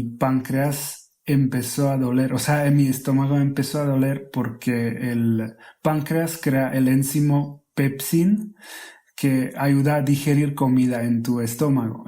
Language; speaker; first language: Spanish; non-native, fluent; Hungarian